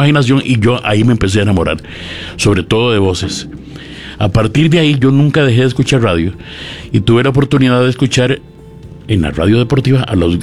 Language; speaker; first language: Spanish; native; Spanish